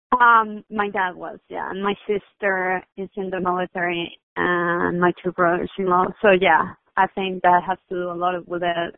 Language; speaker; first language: English; non-native, fluent; Spanish